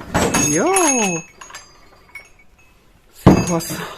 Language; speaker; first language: French; non-native, learner; Russian